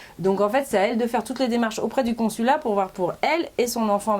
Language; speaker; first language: French; native; French